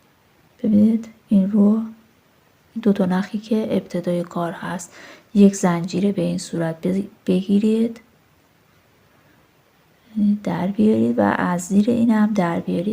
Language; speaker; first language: Persian; native; Persian